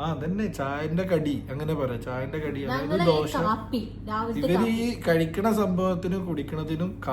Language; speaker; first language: Malayalam; native; Malayalam